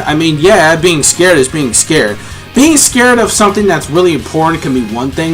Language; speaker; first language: English; native; English